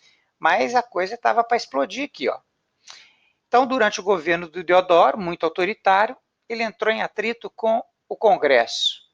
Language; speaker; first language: Portuguese; native; Portuguese